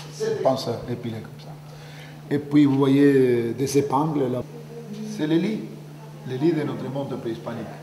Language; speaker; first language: French; non-native, fluent; Spanish